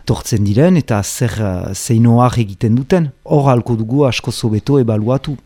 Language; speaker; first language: Basque; native; Basque